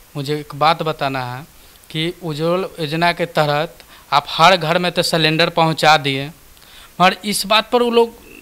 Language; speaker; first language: Hindi; native; Hindi